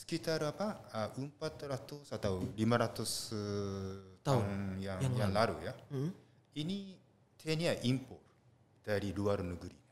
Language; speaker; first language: Indonesian; non-native, learner; Japanese